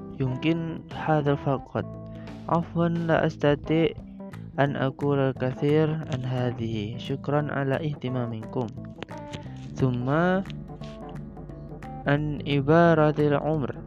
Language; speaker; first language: Arabic; non-native, learner; Indonesian